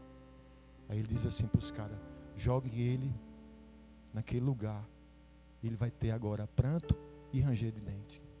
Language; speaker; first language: Portuguese; native; Portuguese